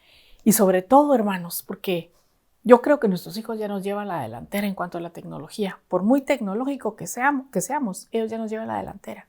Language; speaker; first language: Spanish; native; Spanish